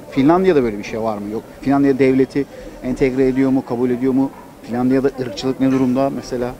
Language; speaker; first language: Turkish; native; Turkish